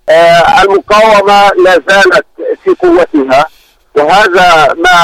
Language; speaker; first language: Arabic; native; Arabic